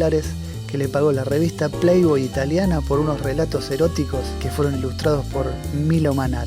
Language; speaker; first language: Spanish; native; Spanish